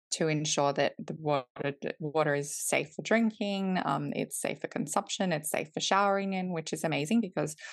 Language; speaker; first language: English; native; English